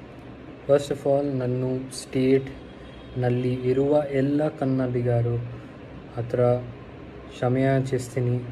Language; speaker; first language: Kannada; non-native, local second language; Hindi